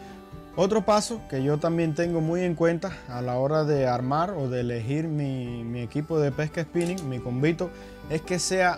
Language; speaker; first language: Spanish; native; Spanish